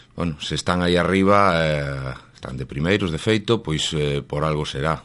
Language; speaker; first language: Galician; native; Galician